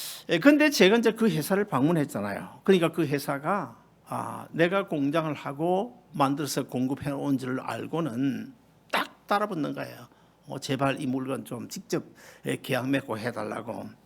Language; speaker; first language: Korean; native; Korean